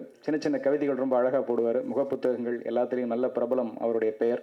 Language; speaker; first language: Tamil; native; Tamil